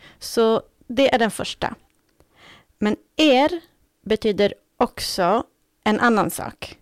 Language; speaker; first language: Swedish; native; Swedish